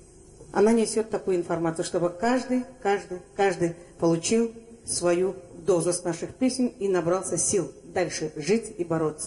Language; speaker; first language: Russian; non-native, local second language; Uzbek